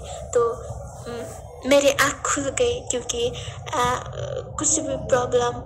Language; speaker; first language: Hindi; non-native, learner; Nepali